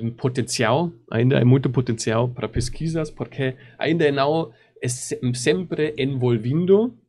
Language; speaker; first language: Portuguese; non-native, learner; German